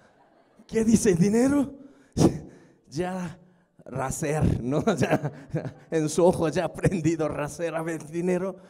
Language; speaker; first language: Spanish; non-native, fluent; Korean